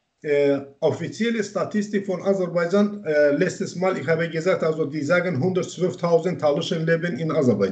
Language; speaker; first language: German; non-native, learner; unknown